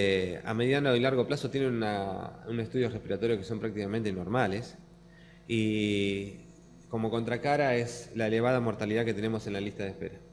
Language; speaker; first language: Spanish; native; Spanish